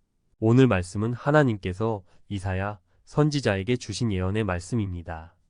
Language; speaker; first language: Korean; native; Korean